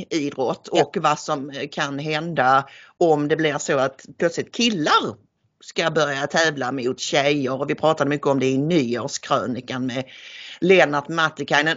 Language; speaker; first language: Swedish; native; Swedish